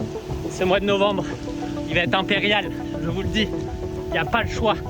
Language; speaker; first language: French; native; French